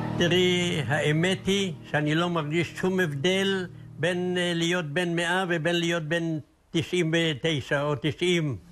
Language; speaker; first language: Hebrew; native; Hebrew